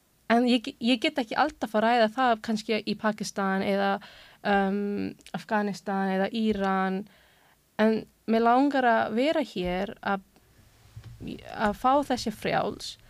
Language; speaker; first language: Icelandic; non-native, learner; Urdu